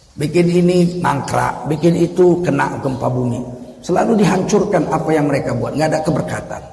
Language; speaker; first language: Indonesian; native; Indonesian